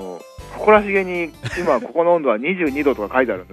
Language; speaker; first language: Japanese; native; Japanese